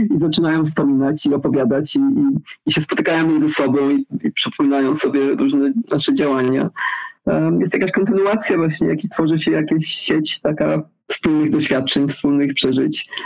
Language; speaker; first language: Polish; early bilingual, heritage; Polish